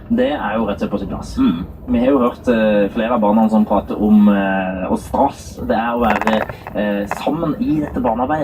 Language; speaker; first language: Norwegian; native; Norwegian